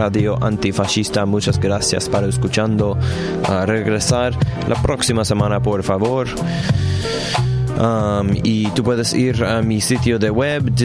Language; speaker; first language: Spanish; non-native, learner; English